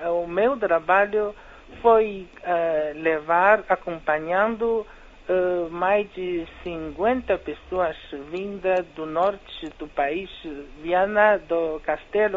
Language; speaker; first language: Portuguese; non-native, fluent; Chinese